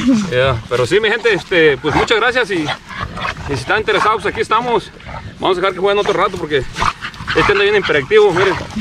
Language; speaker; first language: Spanish; early bilingual, heritage; Spanish